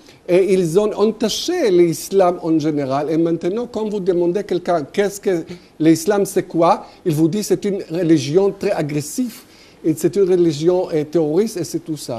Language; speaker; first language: French; non-native, fluent; Hebrew